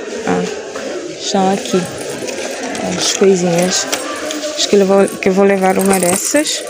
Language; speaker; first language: Portuguese; non-native, local second language; Kabuverdianu